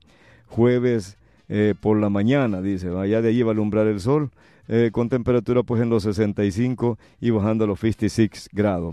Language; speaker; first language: Spanish; native; Spanish